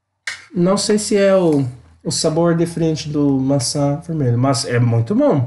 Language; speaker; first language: Portuguese; non-native, learner; English